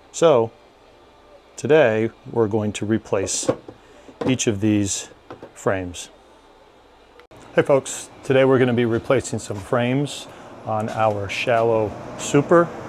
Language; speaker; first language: English; native; English